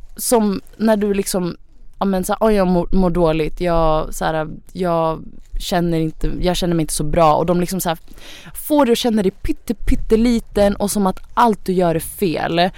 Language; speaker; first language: Swedish; early bilingual, other home language; Thai